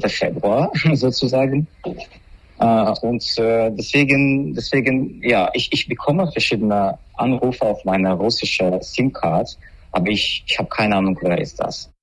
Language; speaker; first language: German; non-native, learner; Russian